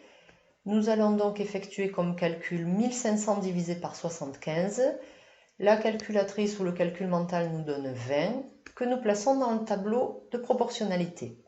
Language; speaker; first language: French; native; French